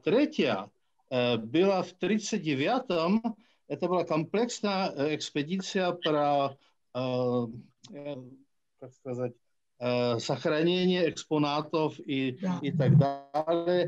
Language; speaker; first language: Russian; non-native, fluent; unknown